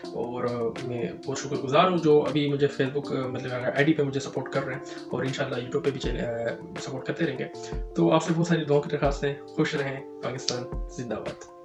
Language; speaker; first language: Urdu; native; Urdu